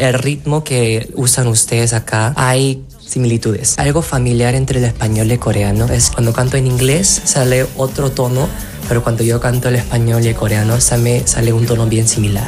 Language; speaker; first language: Spanish; non-native, fluent; Korean